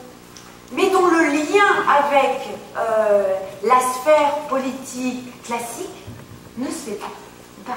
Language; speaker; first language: French; native; French